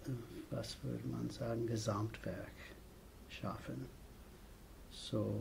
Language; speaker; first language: German; non-native, fluent; English